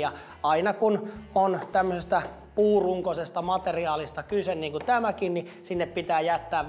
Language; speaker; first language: Finnish; native; Finnish